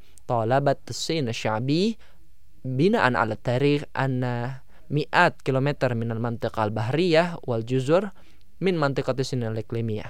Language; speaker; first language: Arabic; non-native, fluent; Indonesian